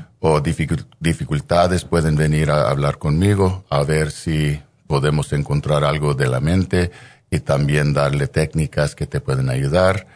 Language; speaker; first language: Spanish; early bilingual, heritage; Spanish